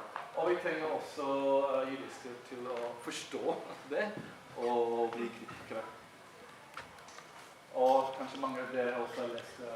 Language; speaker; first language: Norwegian; non-native, fluent; English